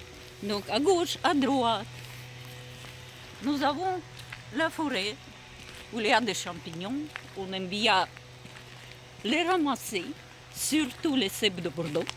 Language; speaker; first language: French; non-native, learner; Russian